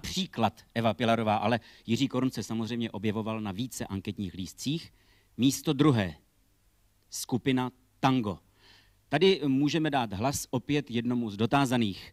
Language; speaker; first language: Czech; native; Czech